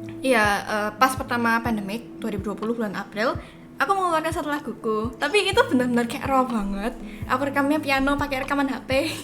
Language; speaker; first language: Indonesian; native; Indonesian